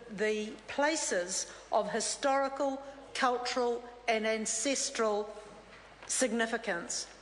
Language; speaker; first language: English; native; English